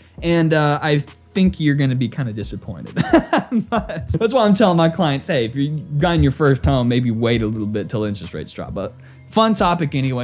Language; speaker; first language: English; native; English